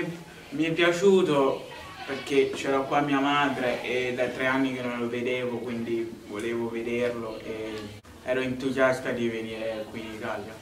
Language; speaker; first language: Italian; early bilingual, other home language; Lingala